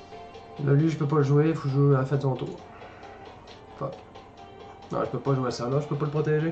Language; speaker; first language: French; native; French